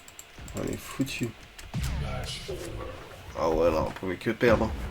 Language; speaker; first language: French; native; French